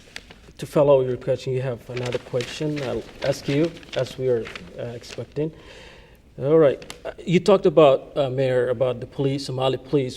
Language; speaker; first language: English; non-native, fluent; Somali